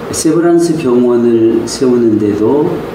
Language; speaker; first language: Korean; native; Korean